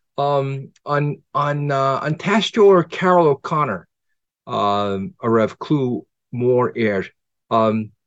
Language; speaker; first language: Irish; non-native, fluent; English